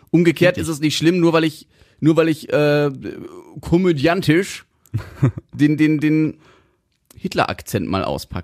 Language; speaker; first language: German; native; German